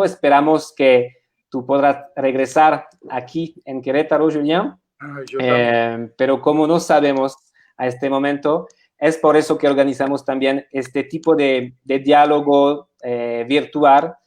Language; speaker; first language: Spanish; non-native, fluent; French